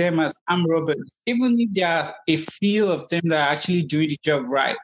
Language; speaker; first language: English; non-native, local second language; Yoruba